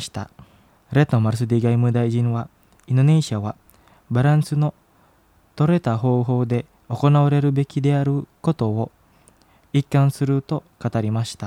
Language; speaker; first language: Japanese; non-native, fluent; Indonesian